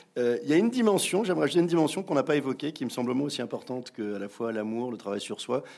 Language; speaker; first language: French; native; French